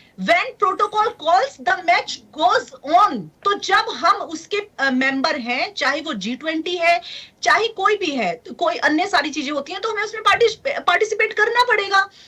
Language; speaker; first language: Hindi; native; Hindi